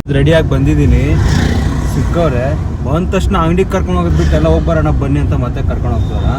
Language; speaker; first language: Kannada; native; Kannada